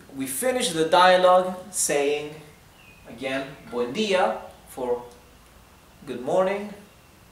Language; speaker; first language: English; non-native, fluent; Spanish